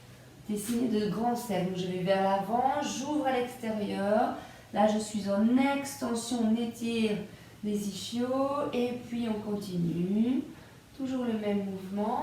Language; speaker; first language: French; native; French